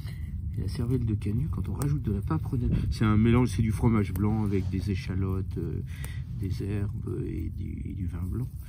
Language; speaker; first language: French; native; French